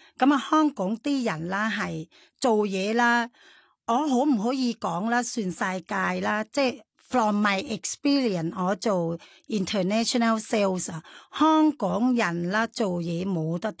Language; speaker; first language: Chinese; non-native, fluent; Thai